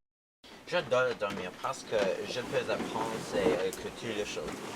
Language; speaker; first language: French; non-native, learner; English